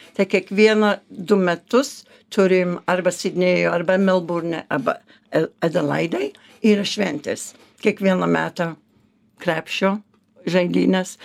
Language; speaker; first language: Lithuanian; early bilingual, heritage; Lithuanian